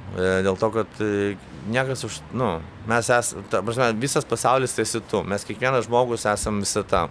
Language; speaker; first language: Lithuanian; native; Lithuanian